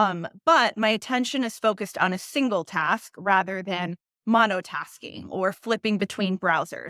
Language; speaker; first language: English; native; English